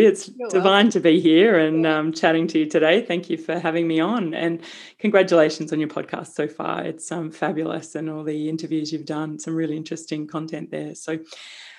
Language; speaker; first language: English; native; English